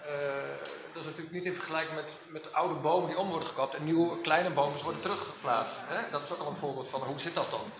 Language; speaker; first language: Dutch; native; Dutch